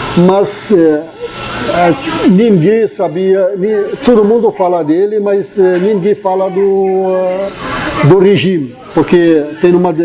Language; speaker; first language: Portuguese; non-native, fluent; Arabic